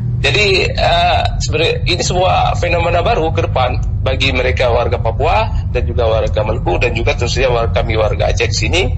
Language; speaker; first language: Indonesian; non-native, local second language; Achinese